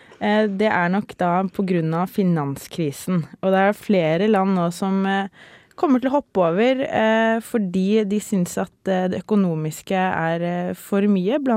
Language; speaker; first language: Norwegian; native; Norwegian